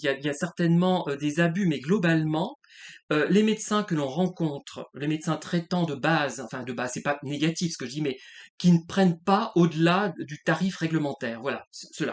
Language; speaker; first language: French; native; French